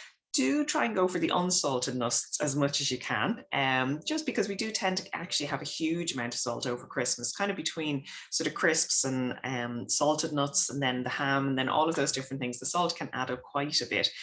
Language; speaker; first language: English; native; English